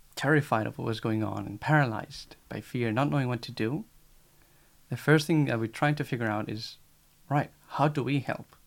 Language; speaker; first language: English; non-native, fluent; Spanish